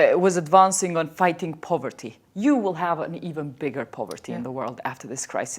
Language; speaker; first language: English; non-native, fluent; Albanian